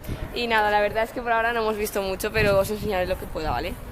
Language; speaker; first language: Spanish; native; Spanish